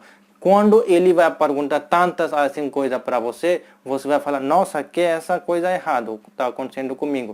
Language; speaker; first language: Portuguese; non-native, fluent; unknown